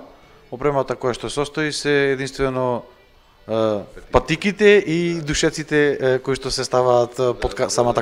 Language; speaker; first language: Macedonian; native; Macedonian